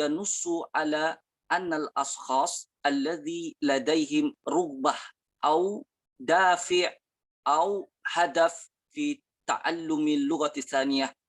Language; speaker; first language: Arabic; non-native, learner; Indonesian